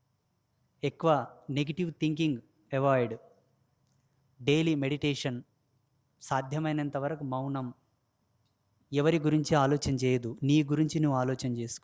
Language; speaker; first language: Telugu; native; Telugu